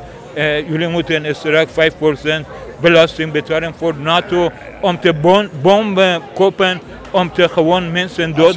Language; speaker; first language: Dutch; non-native, learner; Persian